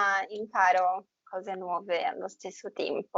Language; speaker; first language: Italian; non-native, fluent; Portuguese